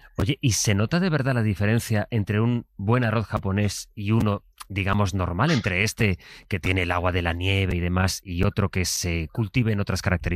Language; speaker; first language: Spanish; native; Spanish